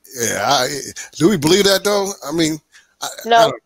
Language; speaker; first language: English; native; English